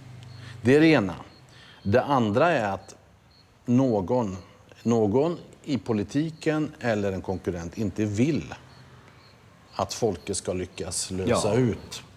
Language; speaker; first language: Swedish; native; Swedish